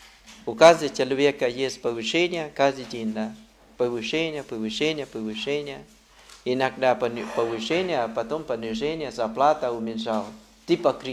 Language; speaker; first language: Russian; non-native, learner; Thai